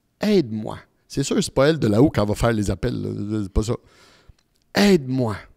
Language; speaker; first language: French; early bilingual, other home language; Italian